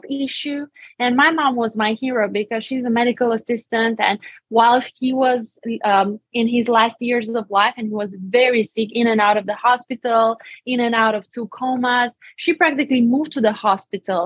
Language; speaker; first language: English; non-native, fluent; Romanian